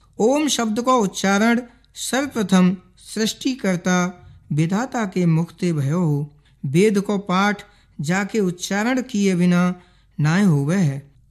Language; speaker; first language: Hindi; native; Hindi